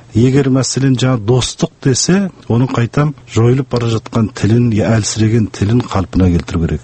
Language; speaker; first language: Kazakh; early bilingual, heritage; Kazakh